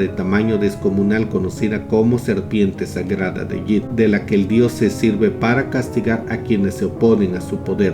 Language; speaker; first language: Spanish; native; Spanish